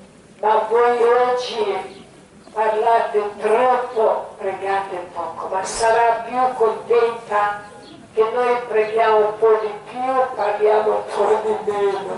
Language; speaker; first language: Italian; non-native, learner; Croatian